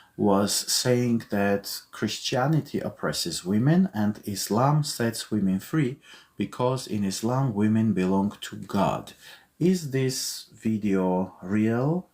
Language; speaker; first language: English; non-native, fluent; Armenian